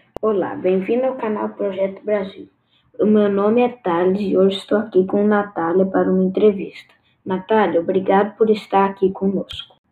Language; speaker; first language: Portuguese; non-native, learner; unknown